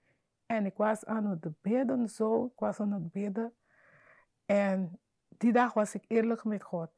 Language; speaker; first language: Dutch; non-native, fluent; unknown